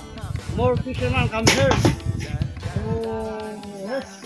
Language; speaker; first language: English; non-native, learner; Filipino